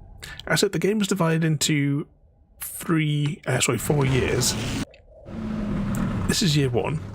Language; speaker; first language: English; native; English